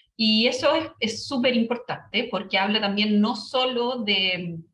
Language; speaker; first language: Spanish; native; Spanish